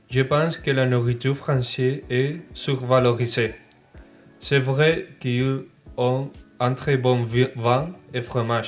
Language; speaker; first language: French; non-native, fluent; Spanish